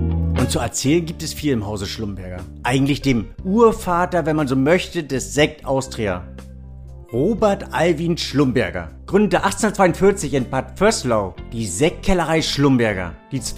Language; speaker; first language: German; native; German